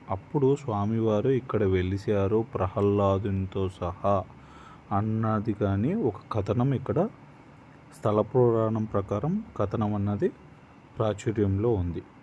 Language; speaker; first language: Telugu; native; Telugu